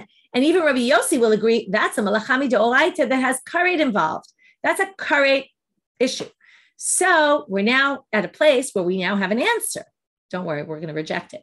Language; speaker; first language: English; native; English